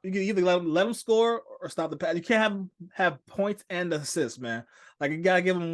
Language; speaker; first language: English; native; English